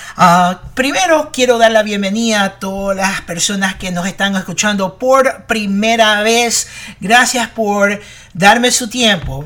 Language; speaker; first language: Spanish; early bilingual, heritage; Spanish